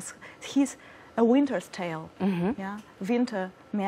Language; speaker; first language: German; non-native, fluent; Russian